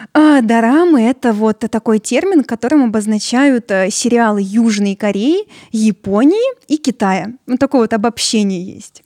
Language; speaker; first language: Russian; early bilingual, other home language; Georgian